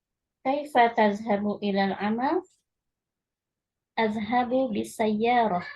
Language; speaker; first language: Arabic; non-native, learner; Indonesian